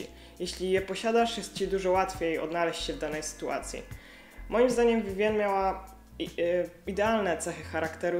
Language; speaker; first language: Polish; native; Polish